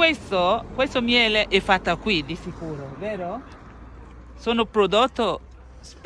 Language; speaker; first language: Italian; non-native, learner; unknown